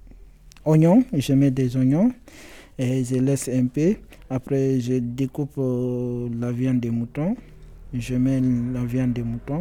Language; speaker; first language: French; non-native, learner; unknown